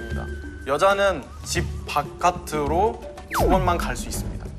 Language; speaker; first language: Korean; non-native, fluent; Arabic